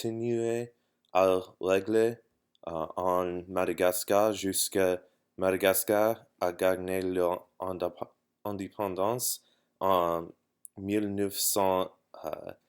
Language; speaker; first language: French; non-native, learner; English